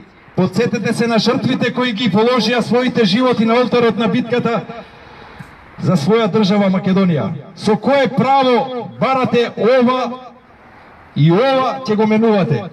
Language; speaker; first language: Macedonian; native; Macedonian